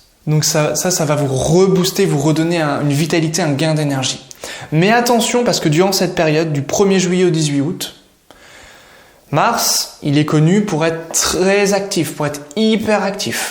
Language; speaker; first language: French; native; French